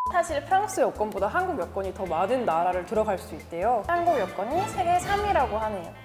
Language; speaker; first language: Korean; early bilingual, other home language; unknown